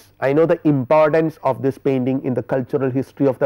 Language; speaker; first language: English; non-native, local second language; Malayalam